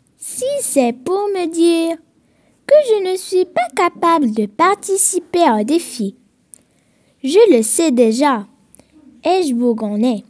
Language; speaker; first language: French; non-native, local second language; Arabic